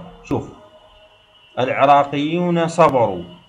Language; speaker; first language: Arabic; native; Arabic